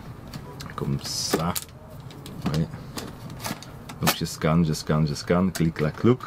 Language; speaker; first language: French; non-native, local second language; Dutch